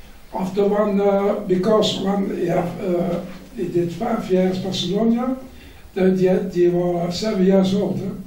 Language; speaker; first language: English; non-native, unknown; Dutch